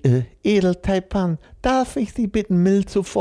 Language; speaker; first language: German; native; German